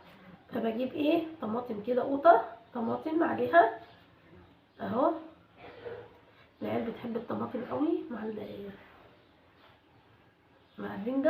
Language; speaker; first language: Arabic; native; Arabic